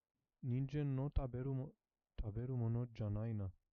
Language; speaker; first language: Japanese; non-native, learner; Filipino